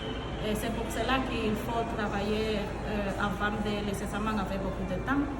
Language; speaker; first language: French; non-native, learner; Spanish